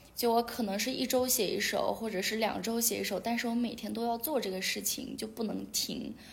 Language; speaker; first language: Chinese; non-native, local second language; Uyghur